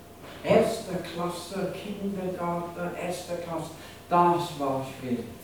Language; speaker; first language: German; non-native, fluent; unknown